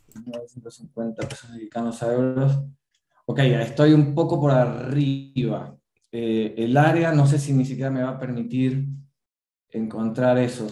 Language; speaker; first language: Spanish; native; Spanish